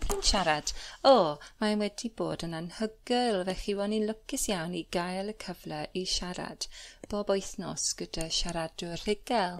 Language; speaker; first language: Welsh; non-native, learner; English